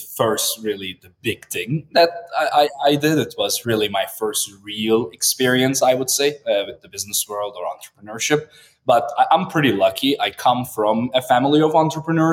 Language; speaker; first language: English; non-native, fluent; Turkish